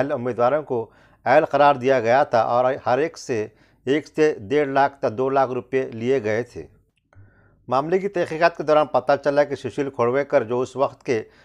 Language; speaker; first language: Urdu; native; Urdu